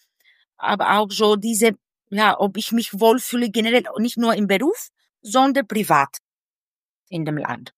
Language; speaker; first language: German; non-native, fluent; Greek